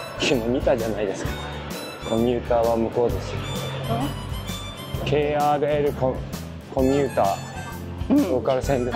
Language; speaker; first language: Japanese; native; Japanese